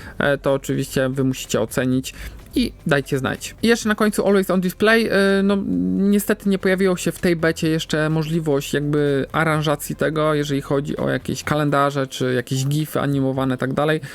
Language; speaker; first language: Polish; native; Polish